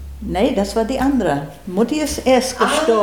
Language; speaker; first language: German; early bilingual, heritage; German